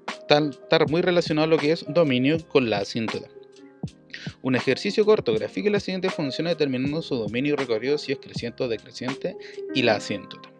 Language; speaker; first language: Spanish; native; Spanish